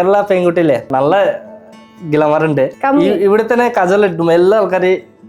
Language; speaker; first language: Malayalam; non-native, local second language; Bangla